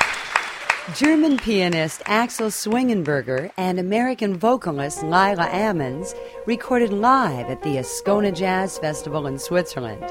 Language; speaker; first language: English; native; English